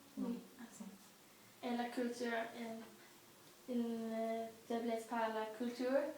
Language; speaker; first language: French; non-native, learner; English